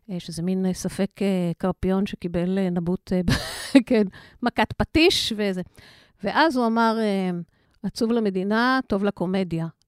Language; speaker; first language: Hebrew; native; Hebrew